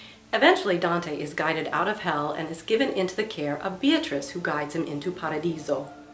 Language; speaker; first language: English; native; English